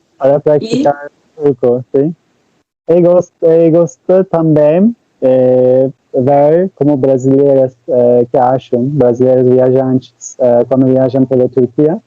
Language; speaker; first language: Portuguese; non-native, learner; Turkish